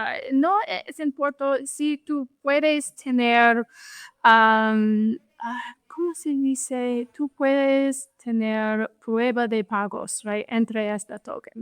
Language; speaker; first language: Spanish; non-native, fluent; English